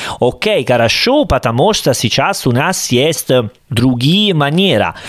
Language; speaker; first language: Russian; non-native, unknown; Italian